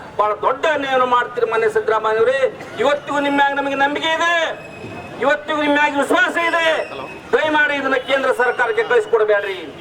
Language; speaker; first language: Kannada; non-native, local second language; Lambadi